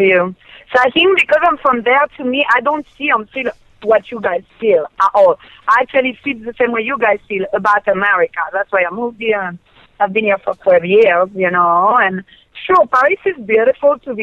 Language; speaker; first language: English; non-native, fluent; French